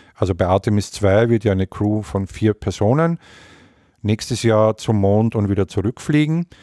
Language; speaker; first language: German; native; German